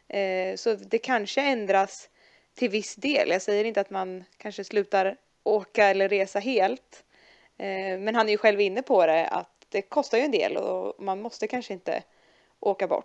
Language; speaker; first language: Swedish; native; Swedish